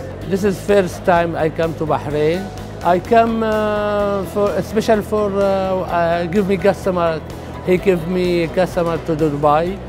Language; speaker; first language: English; non-native, learner; Arabic